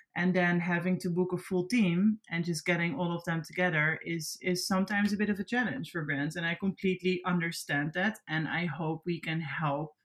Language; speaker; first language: English; non-native, fluent; Dutch